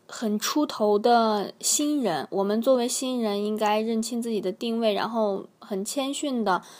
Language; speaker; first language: Chinese; native; Chinese